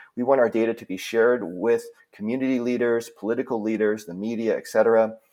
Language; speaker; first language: English; native; English